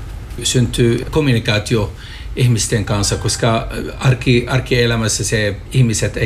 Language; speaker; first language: Finnish; non-native, fluent; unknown